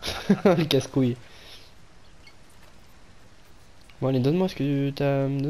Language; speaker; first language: French; native; French